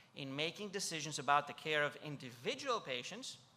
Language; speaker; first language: English; non-native, fluent; Greek